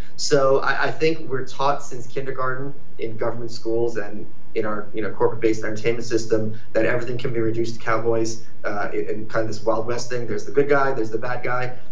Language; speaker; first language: English; early bilingual, other home language; Ukrainian